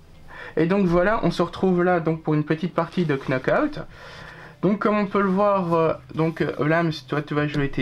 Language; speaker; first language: French; native; French